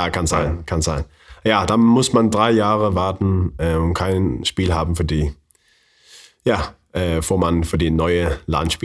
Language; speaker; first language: German; non-native, learner; Faroese